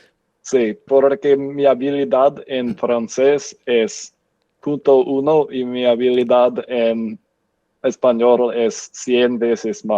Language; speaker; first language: Spanish; non-native, learner; English